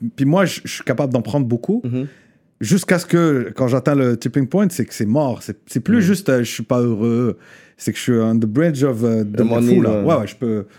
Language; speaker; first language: French; non-native, local second language; Arabic